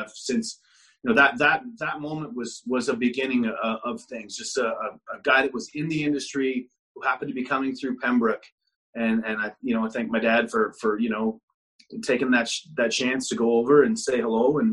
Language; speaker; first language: English; native; English